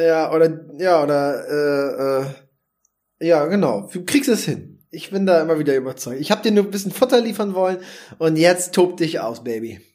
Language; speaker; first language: German; native; German